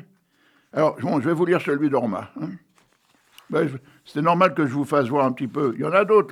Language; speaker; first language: French; native; French